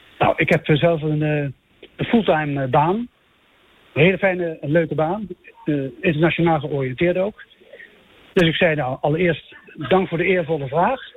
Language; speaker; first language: Dutch; native; Dutch